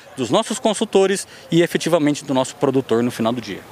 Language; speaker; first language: Portuguese; native; Portuguese